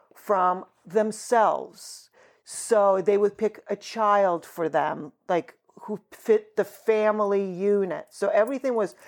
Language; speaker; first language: English; early bilingual, other home language; Russian